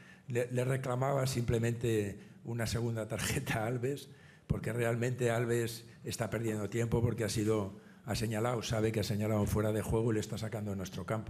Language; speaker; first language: Spanish; native; Spanish